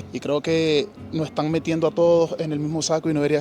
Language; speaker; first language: Spanish; native; Spanish